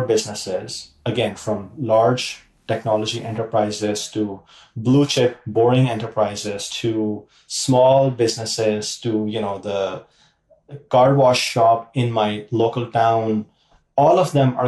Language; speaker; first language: English; non-native, local second language; Urdu